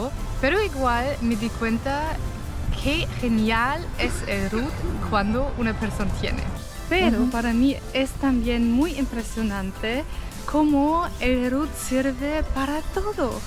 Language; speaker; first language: Spanish; non-native, fluent; German